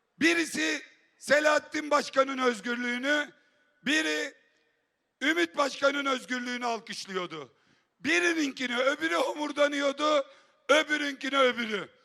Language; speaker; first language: Turkish; native; Turkish